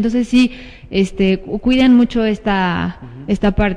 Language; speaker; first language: Spanish; native; Spanish